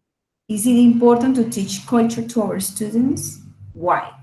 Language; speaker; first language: English; non-native, fluent; Spanish